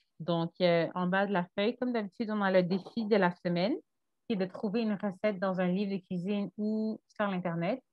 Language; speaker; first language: French; native; French